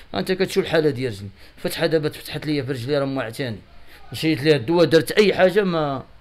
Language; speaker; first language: Arabic; native; Arabic